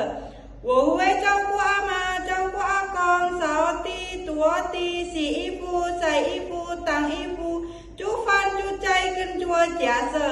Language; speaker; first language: Chinese; non-native, learner; Indonesian